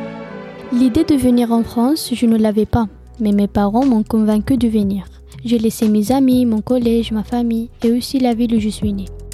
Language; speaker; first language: French; non-native, learner; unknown